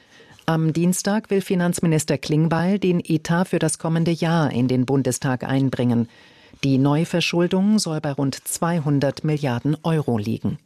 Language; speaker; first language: German; native; German